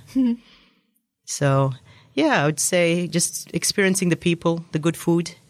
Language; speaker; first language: English; native; English